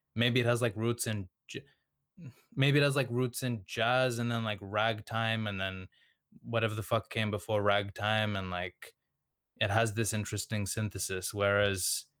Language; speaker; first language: English; non-native, local second language; Serbian